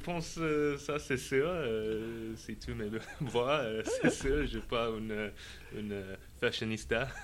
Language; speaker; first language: French; non-native, learner; English